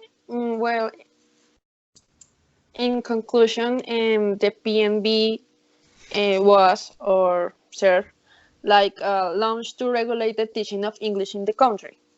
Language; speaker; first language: English; non-native, learner; Spanish